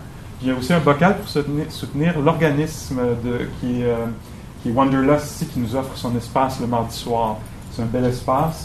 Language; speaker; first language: French; native; French